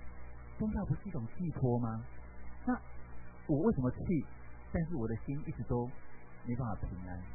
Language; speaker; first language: Chinese; native; Chinese